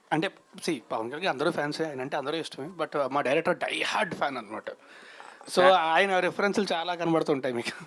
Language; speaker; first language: Telugu; native; Telugu